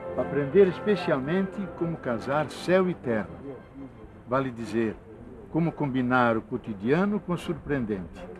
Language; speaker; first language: Portuguese; non-native, local second language; Italian